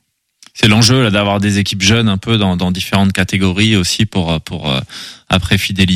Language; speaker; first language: French; native; French